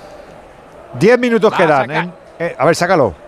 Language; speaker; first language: Spanish; native; Spanish